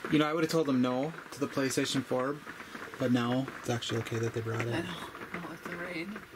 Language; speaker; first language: English; native; English